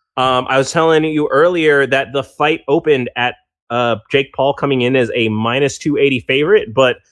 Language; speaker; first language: English; native; English